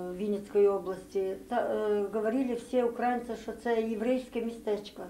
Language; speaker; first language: Ukrainian; non-native, local second language; Yiddish